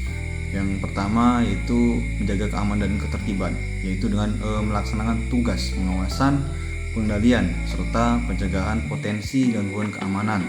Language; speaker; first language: Indonesian; native; Indonesian